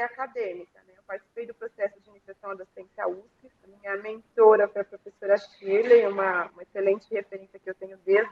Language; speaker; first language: Portuguese; native; Portuguese